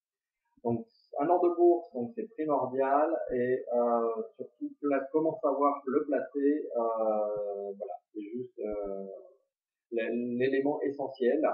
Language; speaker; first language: French; native; French